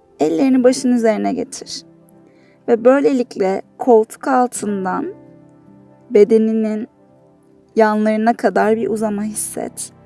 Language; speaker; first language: Turkish; native; Turkish